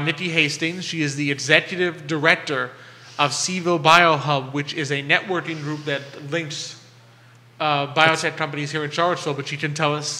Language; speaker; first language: English; native; English